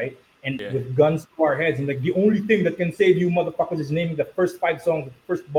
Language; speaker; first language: English; non-native, local second language; Filipino